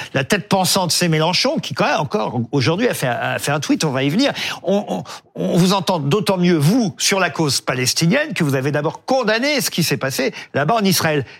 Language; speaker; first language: French; native; French